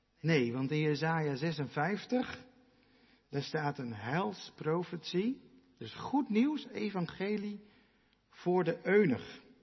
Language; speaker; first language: Dutch; non-native, local second language; Western Frisian